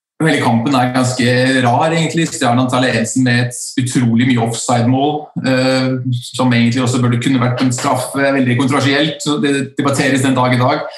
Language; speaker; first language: Norwegian; early bilingual, other home language; Icelandic